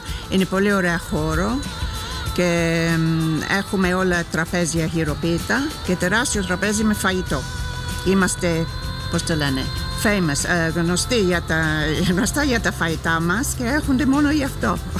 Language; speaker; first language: Greek; non-native, fluent; English